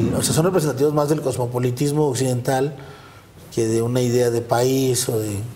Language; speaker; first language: Spanish; native; Spanish